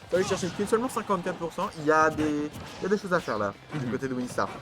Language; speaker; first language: French; native; French